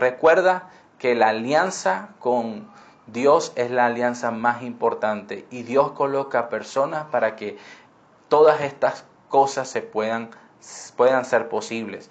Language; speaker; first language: Spanish; native; Spanish